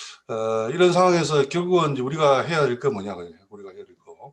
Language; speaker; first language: Korean; native; Korean